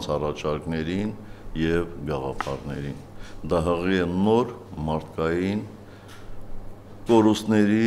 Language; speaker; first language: Armenian; native; Armenian